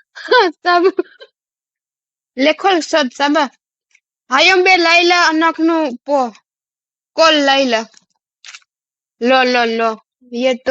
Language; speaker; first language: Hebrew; non-native, learner; Gujarati